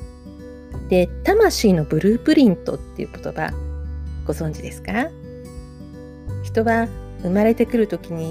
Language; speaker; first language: Japanese; native; Japanese